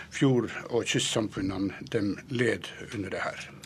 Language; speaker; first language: Norwegian; native; Norwegian